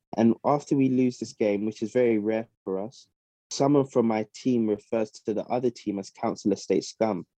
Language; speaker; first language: English; native; English